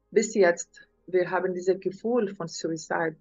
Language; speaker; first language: German; non-native, learner; Arabic